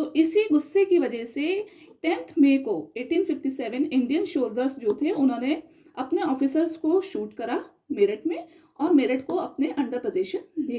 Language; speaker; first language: Hindi; native; Hindi